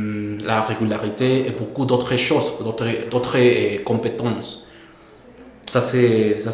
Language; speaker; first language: French; non-native, fluent; Spanish